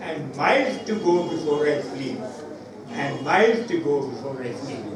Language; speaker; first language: English; non-native, local second language; Urdu